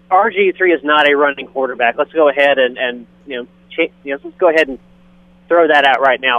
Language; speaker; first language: English; native; English